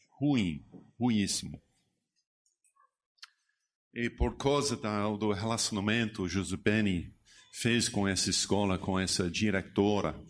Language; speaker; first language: Portuguese; non-native, learner; English